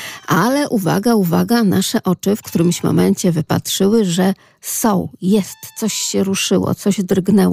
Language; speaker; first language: Polish; native; Polish